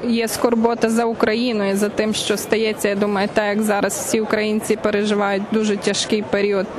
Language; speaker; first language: Ukrainian; native; Ukrainian